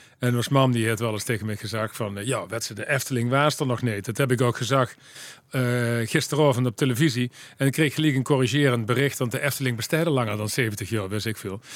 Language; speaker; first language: Dutch; native; Dutch